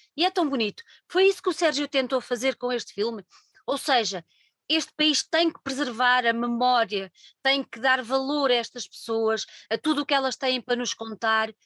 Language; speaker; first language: Portuguese; native; Portuguese